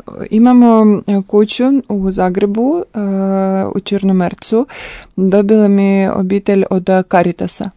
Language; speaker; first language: Croatian; non-native, learner; Russian